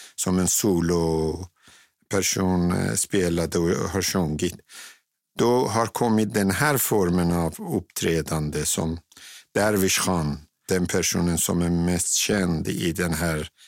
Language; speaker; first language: Swedish; non-native, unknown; Persian